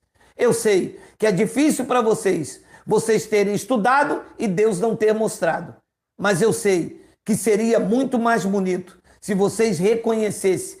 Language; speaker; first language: Portuguese; native; Portuguese